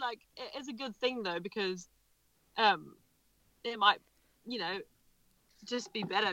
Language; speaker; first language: English; native; English